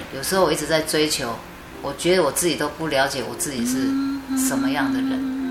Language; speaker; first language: Chinese; native; Chinese